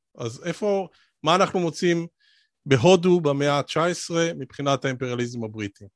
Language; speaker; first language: Hebrew; native; Hebrew